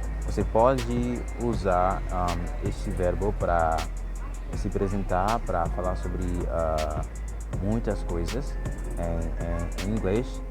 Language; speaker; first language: Portuguese; non-native, fluent; Haitian Creole